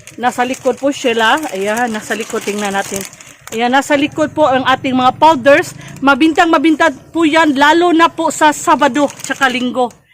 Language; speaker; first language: Filipino; non-native, local second language; Cebuano